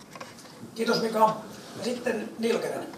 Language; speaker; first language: Finnish; native; Finnish